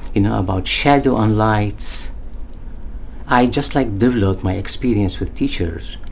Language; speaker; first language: English; non-native, learner; Arabic